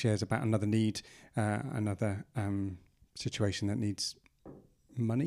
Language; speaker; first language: English; native; English